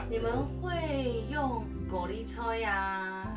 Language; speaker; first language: Chinese; native; Chinese